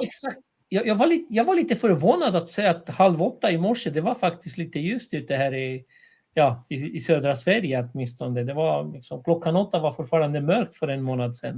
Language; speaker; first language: Swedish; non-native, fluent; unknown